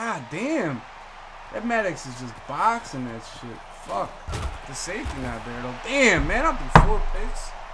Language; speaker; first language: English; native; English